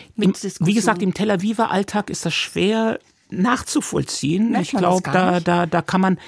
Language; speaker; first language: German; non-native, local second language; Yiddish